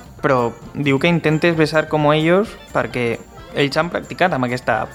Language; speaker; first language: Catalan; non-native, local second language; Spanish